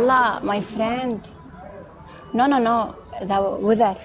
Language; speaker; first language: English; non-native, learner; Arabic